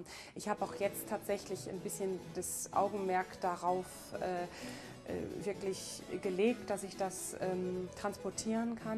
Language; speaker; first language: German; native; German